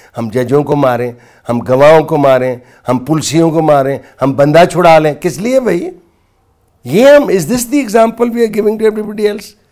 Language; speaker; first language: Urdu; non-native, local second language; Punjabi